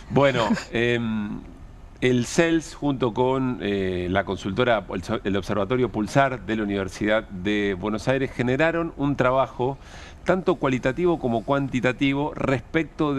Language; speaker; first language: Spanish; native; Spanish